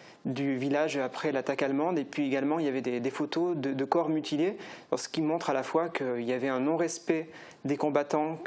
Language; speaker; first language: French; native; French